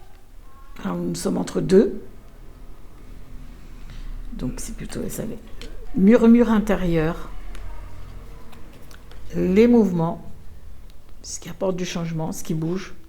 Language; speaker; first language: French; native; French